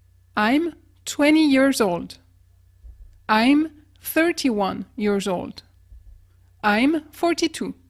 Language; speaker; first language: English; non-native, fluent; French